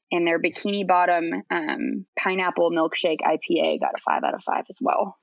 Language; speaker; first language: English; native; English